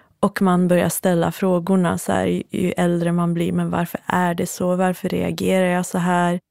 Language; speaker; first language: Swedish; early bilingual, other home language; Central Kurdish